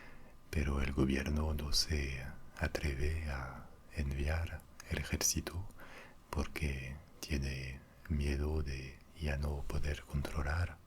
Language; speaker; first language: Spanish; non-native, fluent; French